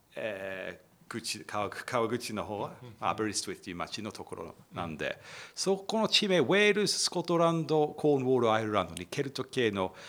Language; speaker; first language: Japanese; non-native, fluent; English